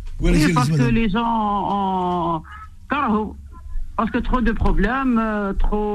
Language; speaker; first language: French; non-native, local second language; Arabic